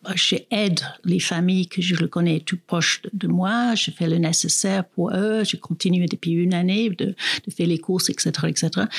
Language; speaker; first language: French; non-native, fluent; English